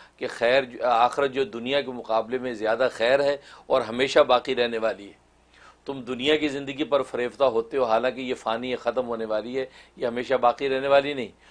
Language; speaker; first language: Hindi; non-native, local second language; Kashmiri